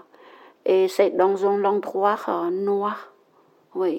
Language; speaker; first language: French; non-native, learner; Khmer